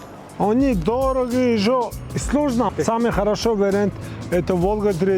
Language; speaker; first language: Russian; non-native, learner; Mongolian